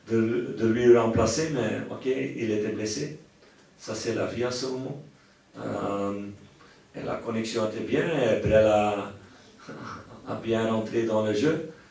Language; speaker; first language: French; non-native, local second language; Dutch